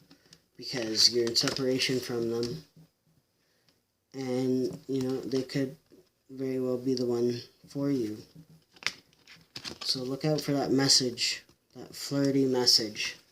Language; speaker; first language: English; native; English